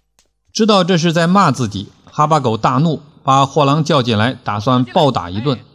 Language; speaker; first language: Chinese; native; Chinese